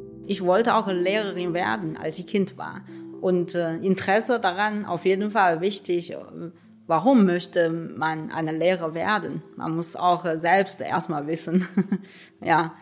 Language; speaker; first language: German; non-native, fluent; Chinese